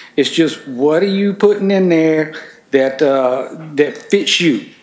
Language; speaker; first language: English; native; English